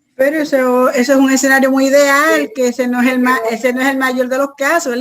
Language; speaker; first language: Spanish; native; Spanish